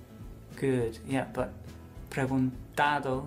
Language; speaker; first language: Spanish; non-native, fluent; English